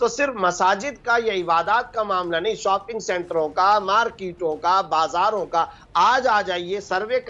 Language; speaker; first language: Urdu; native; Urdu